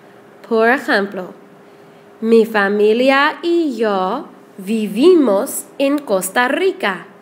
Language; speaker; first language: Spanish; non-native, fluent; English